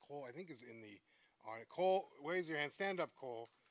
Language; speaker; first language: English; native; English